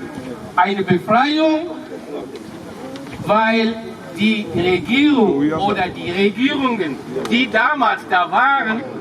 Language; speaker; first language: German; non-native, fluent; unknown